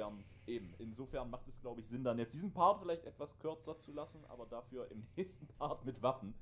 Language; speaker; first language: German; native; German